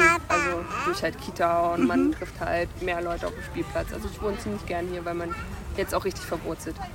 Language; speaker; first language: German; native; German